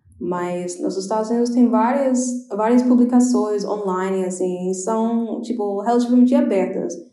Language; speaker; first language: Portuguese; non-native, fluent; English